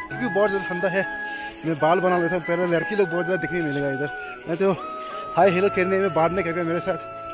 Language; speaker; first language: Hindi; non-native, local second language; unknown